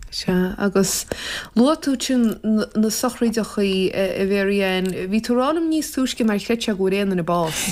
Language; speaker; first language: Irish; native; Irish